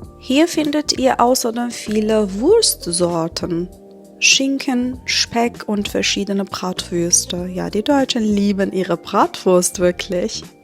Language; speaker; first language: German; non-native, fluent; Persian